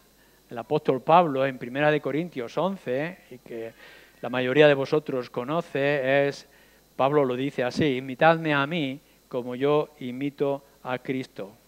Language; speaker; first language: Spanish; native; Spanish